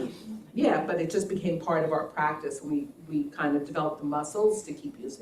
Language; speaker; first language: English; native; English